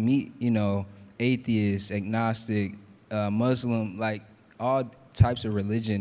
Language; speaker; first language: English; native; English